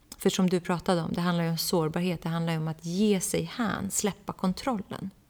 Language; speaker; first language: Swedish; early bilingual, other home language; Persian